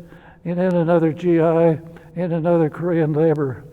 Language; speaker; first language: English; native; English